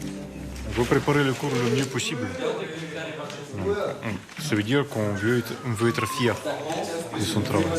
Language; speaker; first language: French; non-native, learner; Russian